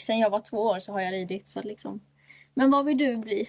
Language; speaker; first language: Swedish; native; Swedish